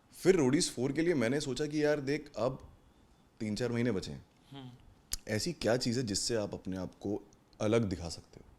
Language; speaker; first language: Hindi; native; Hindi